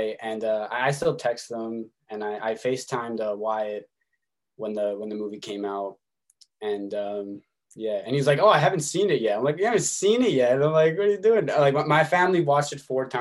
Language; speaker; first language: English; native; English